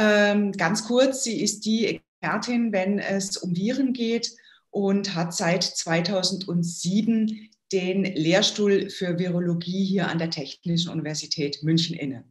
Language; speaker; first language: German; native; German